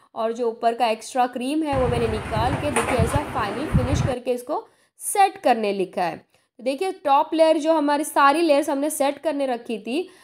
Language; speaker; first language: Hindi; non-native, local second language; Marathi